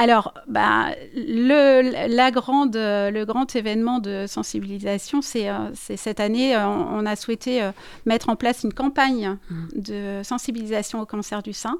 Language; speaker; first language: French; native; French